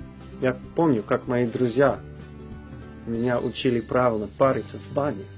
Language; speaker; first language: Russian; non-native, fluent; English